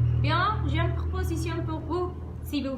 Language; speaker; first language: French; non-native, learner; Spanish